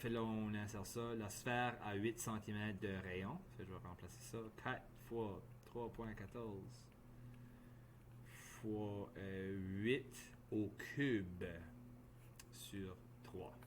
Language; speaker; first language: French; native; French